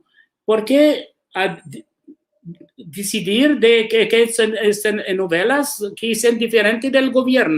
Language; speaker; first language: Spanish; non-native, learner; Arabic